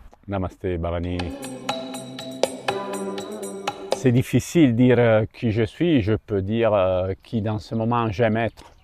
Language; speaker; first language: French; non-native, fluent; Italian